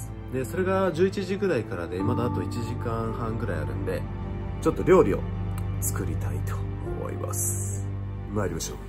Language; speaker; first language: Japanese; native; Japanese